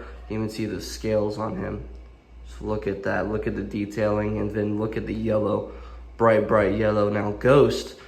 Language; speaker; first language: English; native; English